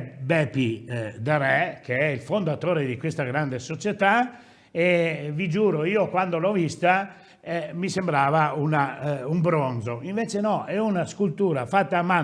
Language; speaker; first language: Italian; native; Italian